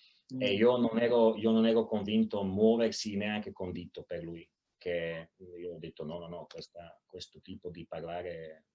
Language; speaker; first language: Italian; non-native, fluent; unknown